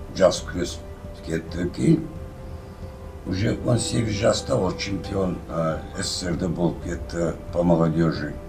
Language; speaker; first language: Kazakh; non-native, local second language; Chechen